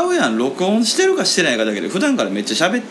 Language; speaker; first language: Japanese; native; Japanese